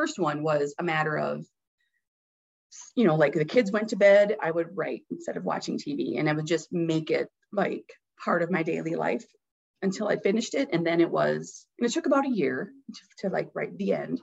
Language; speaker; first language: English; native; English